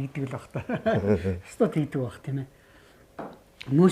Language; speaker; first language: Mongolian; native; Mongolian